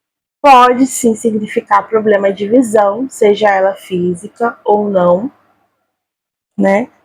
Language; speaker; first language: Portuguese; native; Portuguese